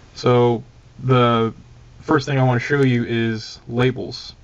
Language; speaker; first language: English; native; English